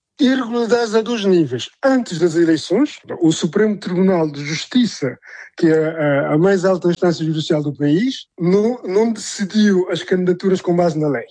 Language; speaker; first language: Portuguese; non-native, local second language; Upper Guinea Crioulo